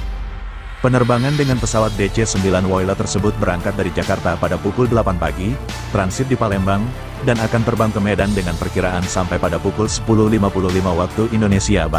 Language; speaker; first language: Indonesian; native; Indonesian